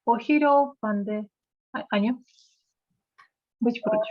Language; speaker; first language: Korean; non-native, learner; Russian